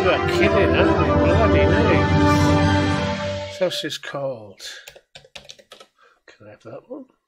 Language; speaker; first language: English; native; English